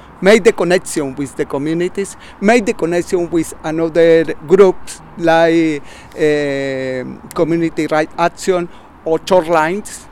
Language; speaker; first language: English; non-native, learner; Spanish